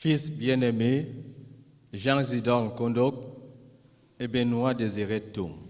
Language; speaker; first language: French; native; French